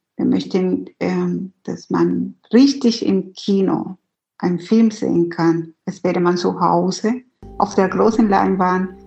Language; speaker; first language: German; non-native, fluent; Spanish